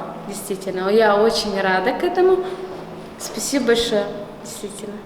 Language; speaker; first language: Russian; non-native, local second language; Kazakh